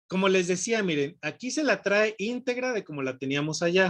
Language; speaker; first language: Spanish; native; Spanish